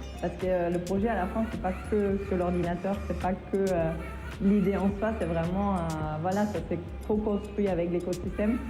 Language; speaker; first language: French; non-native, fluent; German